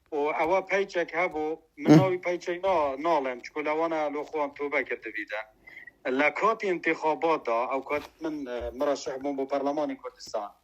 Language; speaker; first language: Central Kurdish; non-native, local second language; Kurdish